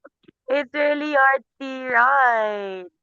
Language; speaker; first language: English; non-native, fluent; Filipino